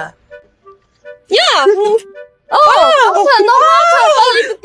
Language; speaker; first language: English; non-native, learner; Chinese